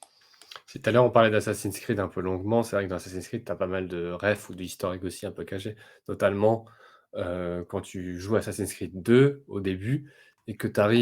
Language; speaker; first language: French; native; French